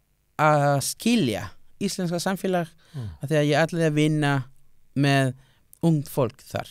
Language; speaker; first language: Icelandic; non-native, learner; Spanish